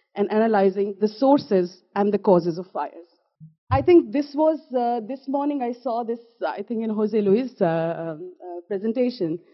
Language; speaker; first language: English; non-native, local second language; Kashmiri